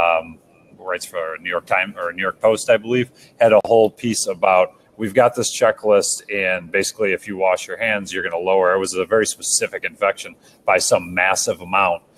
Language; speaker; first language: English; native; English